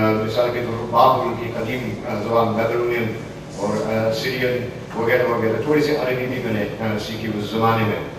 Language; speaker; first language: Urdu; non-native, fluent; English